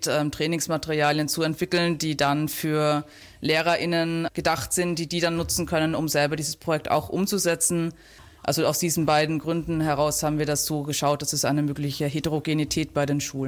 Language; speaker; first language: German; native; German